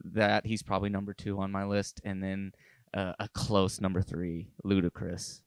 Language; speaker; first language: English; native; English